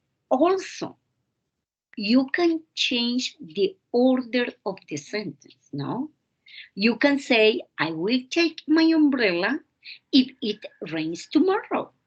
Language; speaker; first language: English; non-native, fluent; Spanish